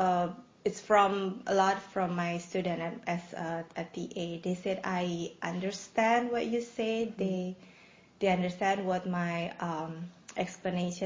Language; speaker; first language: English; non-native, fluent; Indonesian